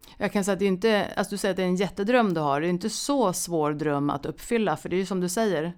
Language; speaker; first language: Swedish; native; Swedish